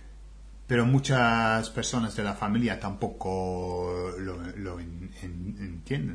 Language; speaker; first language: Spanish; non-native, fluent; English